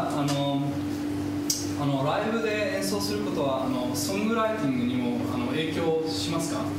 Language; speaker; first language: Japanese; non-native, fluent; German